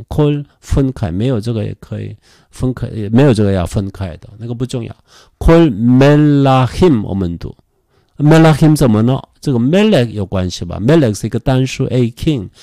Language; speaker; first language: Chinese; non-native, fluent; Korean